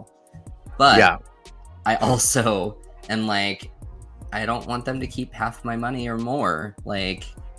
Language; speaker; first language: English; native; English